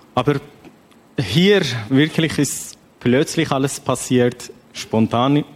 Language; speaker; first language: German; non-native, learner; Persian